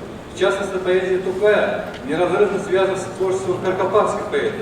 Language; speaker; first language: Russian; non-native, local second language; Kara-Kalpak